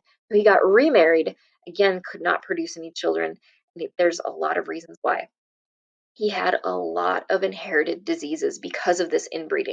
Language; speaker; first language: English; native; English